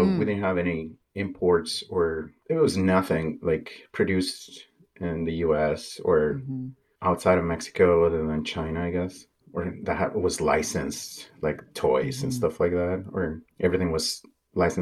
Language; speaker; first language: English; non-native, fluent; Spanish